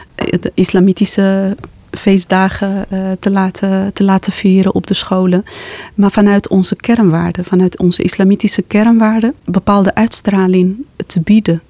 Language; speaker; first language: Dutch; non-native, fluent; Arabic